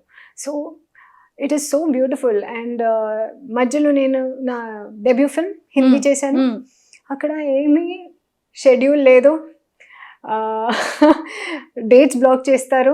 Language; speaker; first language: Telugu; non-native, local second language; Hindi